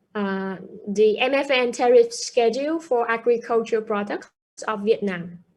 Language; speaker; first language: English; non-native, fluent; Vietnamese